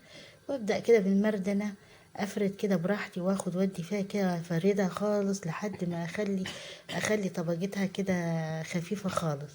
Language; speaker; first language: Arabic; native; Arabic